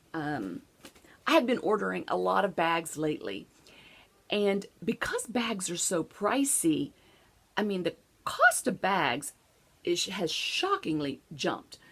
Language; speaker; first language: English; native; English